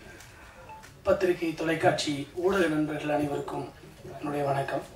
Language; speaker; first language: Tamil; native; Tamil